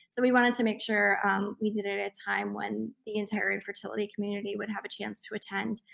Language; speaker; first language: English; native; English